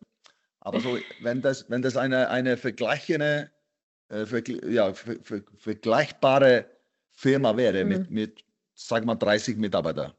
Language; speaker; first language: German; non-native, fluent; Icelandic